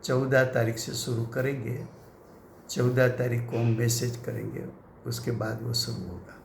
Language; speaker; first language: Hindi; non-native, local second language; Gujarati